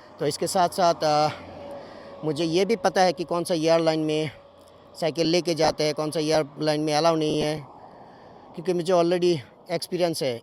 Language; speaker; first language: Urdu; non-native, fluent; Bangla